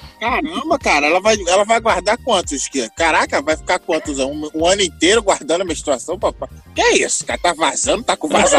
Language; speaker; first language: Portuguese; native; Portuguese